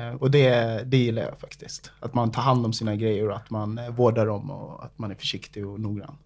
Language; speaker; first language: Swedish; early bilingual, other home language; English